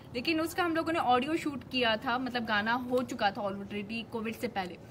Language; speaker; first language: Hindi; native; Hindi